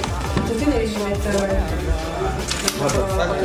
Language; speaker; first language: Italian; native; Italian